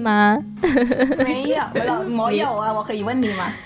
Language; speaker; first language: Chinese; non-native, learner; Thai